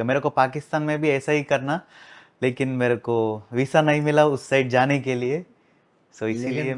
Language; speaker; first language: Hindi; non-native, local second language; Telugu